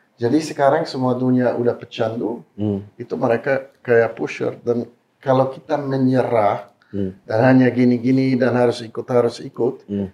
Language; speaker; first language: Indonesian; non-native, fluent; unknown